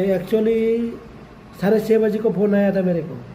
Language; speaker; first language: Hindi; non-native, local second language; Assamese